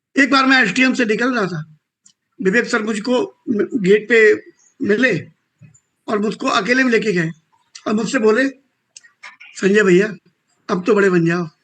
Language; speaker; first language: Hindi; native; Hindi